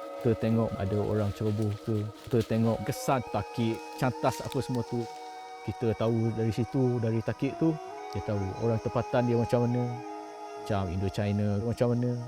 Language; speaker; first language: Malay; non-native, local second language; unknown